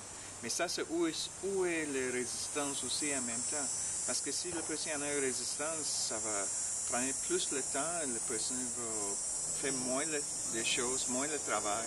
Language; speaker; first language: French; non-native, learner; English